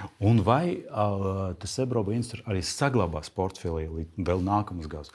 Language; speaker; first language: Latvian; non-native, local second language; Russian